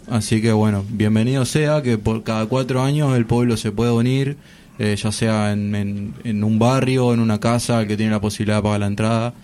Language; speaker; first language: Spanish; native; Spanish